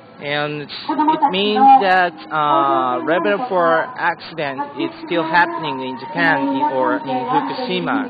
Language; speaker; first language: English; non-native, learner; Japanese